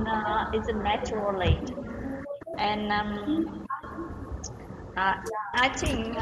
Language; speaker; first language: English; non-native, learner; Vietnamese